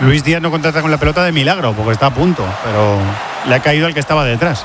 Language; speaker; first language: Spanish; native; Spanish